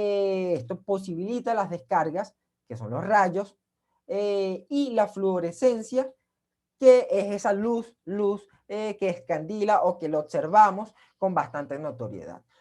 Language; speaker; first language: Spanish; native; Spanish